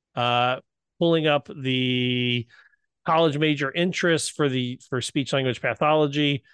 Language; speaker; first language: English; native; English